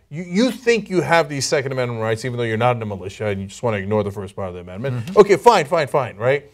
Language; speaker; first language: English; non-native, fluent; Turkish